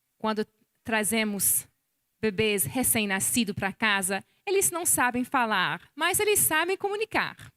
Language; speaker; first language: Portuguese; non-native, fluent; English